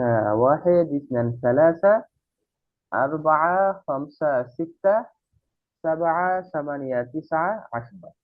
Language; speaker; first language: Arabic; non-native, fluent; Bangla